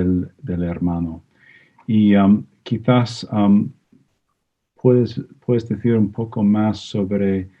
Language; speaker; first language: Spanish; non-native, fluent; English